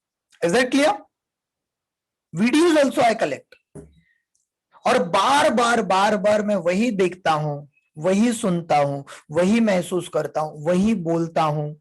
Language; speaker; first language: Hindi; native; Hindi